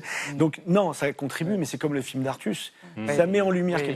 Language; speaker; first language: French; native; French